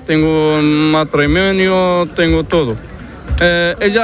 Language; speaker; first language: Spanish; non-native, learner; Arabic